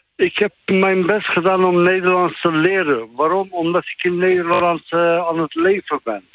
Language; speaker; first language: Dutch; non-native, fluent; Turkish